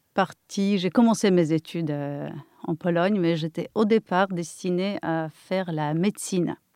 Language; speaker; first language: French; non-native, fluent; Polish